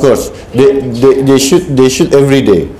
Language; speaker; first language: English; non-native, learner; Indonesian